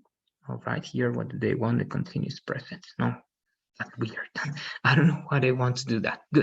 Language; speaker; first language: English; non-native, fluent; Spanish